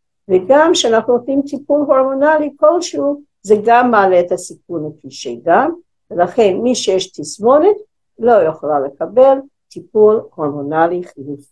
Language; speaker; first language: Hebrew; non-native, fluent; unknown